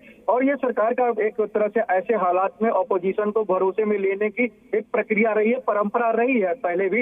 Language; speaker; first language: Hindi; native; Hindi